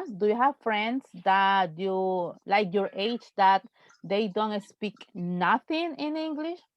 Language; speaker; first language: English; non-native, fluent; Spanish